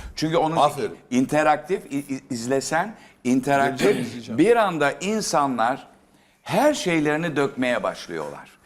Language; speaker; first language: Turkish; native; Turkish